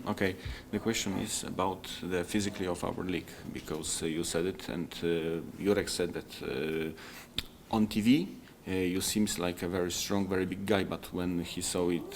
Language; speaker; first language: English; non-native, fluent; Polish